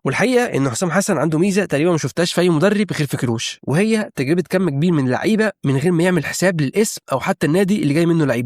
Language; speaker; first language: Arabic; native; Arabic